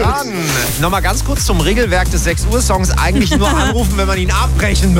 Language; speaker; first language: German; native; German